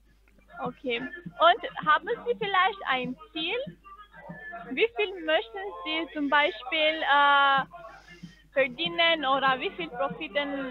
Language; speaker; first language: German; non-native, fluent; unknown